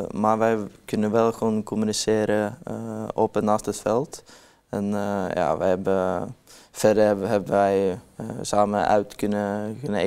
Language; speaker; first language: Dutch; non-native, learner; Norwegian